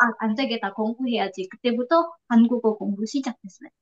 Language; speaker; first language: Korean; non-native, learner; Indonesian